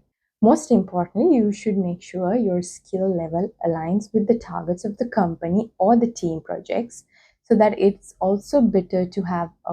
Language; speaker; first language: English; non-native, local second language; Sinhala